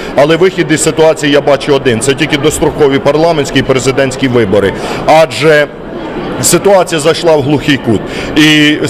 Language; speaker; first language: Ukrainian; native; Ukrainian